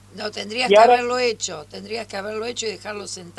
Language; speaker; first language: Spanish; native; Spanish